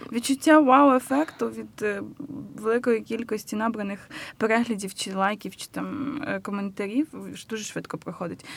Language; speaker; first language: Ukrainian; native; Ukrainian